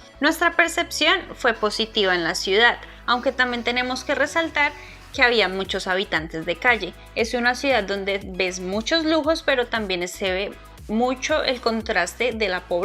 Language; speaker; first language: Spanish; native; Spanish